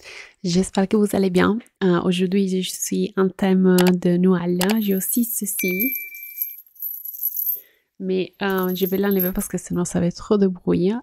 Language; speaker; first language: French; non-native, fluent; Italian